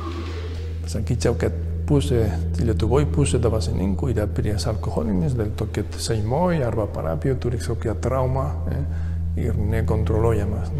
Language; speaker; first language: Lithuanian; non-native, learner; Spanish